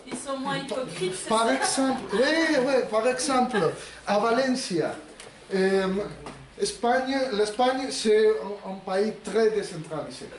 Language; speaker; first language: French; non-native, learner; Spanish